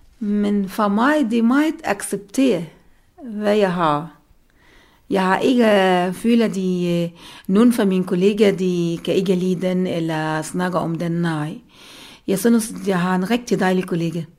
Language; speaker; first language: Danish; non-native, learner; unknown